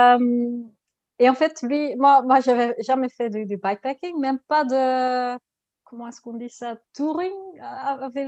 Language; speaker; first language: French; non-native, learner; Dutch